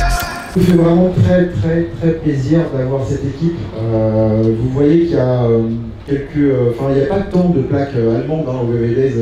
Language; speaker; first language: French; native; French